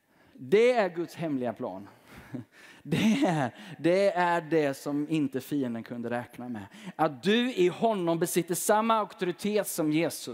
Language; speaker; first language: Swedish; native; Swedish